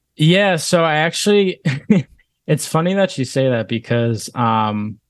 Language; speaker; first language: English; native; English